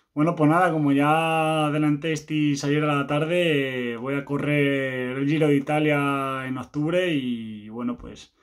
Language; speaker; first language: Spanish; native; Spanish